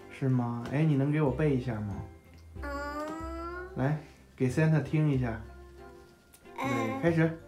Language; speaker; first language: Chinese; native; Chinese